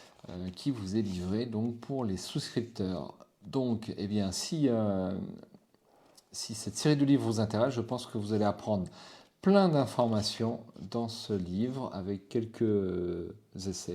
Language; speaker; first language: French; native; French